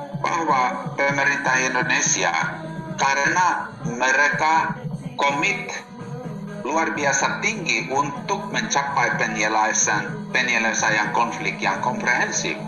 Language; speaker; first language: Indonesian; non-native, fluent; Finnish